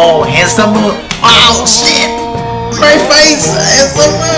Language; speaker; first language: English; non-native, learner; Vietnamese